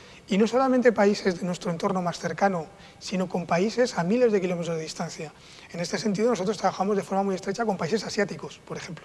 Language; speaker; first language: Spanish; native; Spanish